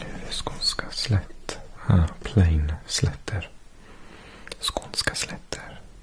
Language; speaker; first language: Swedish; non-native, learner; Welsh